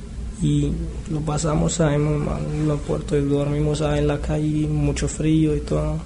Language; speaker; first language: Spanish; non-native, learner; Arabic